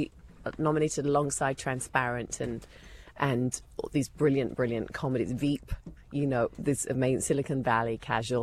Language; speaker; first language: English; native; English